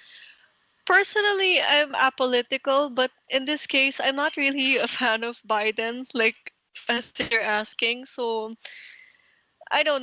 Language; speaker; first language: English; non-native, local second language; Filipino